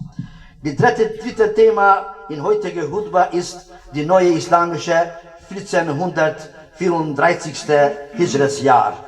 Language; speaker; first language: German; non-native, learner; Albanian